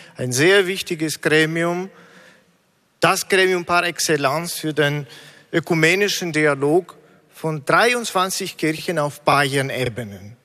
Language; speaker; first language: German; non-native, fluent; Greek